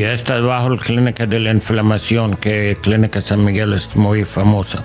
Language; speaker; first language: Spanish; non-native, learner; English